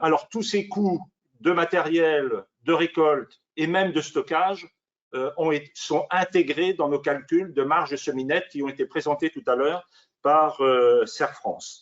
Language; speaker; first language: French; native; French